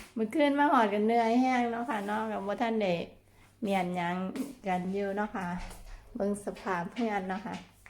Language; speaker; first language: Thai; native; Thai